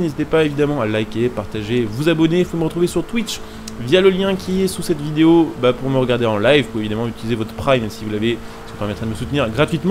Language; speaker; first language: French; native; French